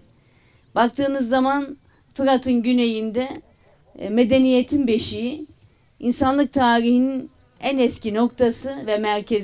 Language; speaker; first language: Turkish; native; Turkish